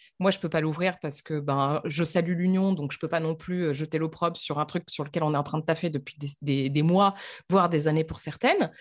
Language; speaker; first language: French; native; French